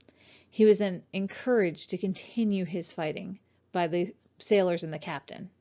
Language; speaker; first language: English; native; English